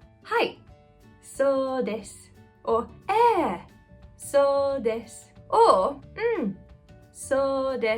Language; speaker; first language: Japanese; non-native, fluent; English